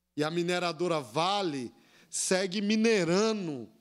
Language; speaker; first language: Portuguese; native; Portuguese